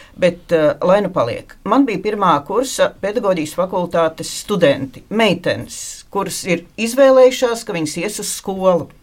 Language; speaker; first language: Latvian; native; Latvian